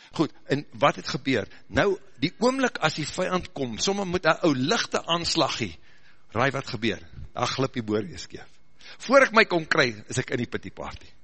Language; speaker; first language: Afrikaans; native; Afrikaans